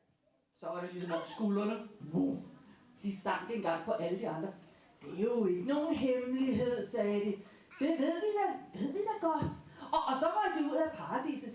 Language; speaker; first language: Danish; native; Danish